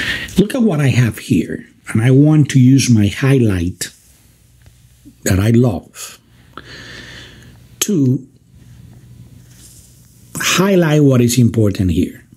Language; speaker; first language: English; non-native, fluent; Spanish